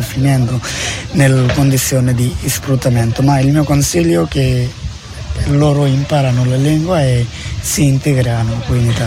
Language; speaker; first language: Italian; non-native, learner; Bangla